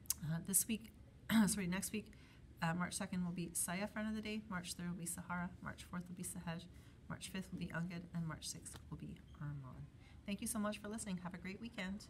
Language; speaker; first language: English; native; English